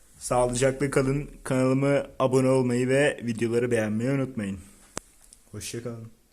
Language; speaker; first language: Turkish; native; Turkish